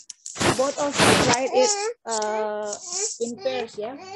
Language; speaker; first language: English; non-native, fluent; Indonesian